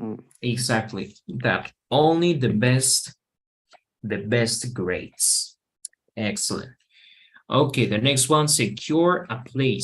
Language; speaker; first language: English; non-native, fluent; Spanish